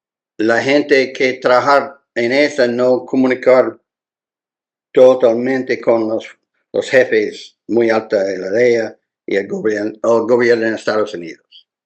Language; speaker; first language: Spanish; non-native, learner; English